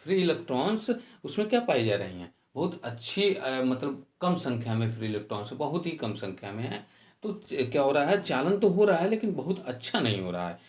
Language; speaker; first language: Hindi; native; Hindi